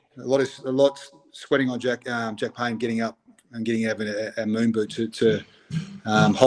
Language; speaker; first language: English; native; English